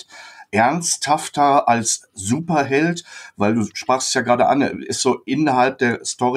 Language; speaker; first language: German; native; German